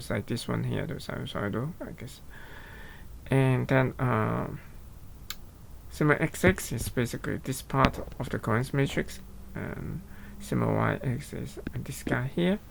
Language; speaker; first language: English; non-native, fluent; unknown